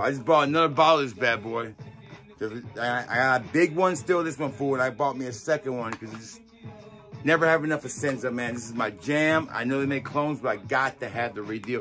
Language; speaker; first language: English; native; English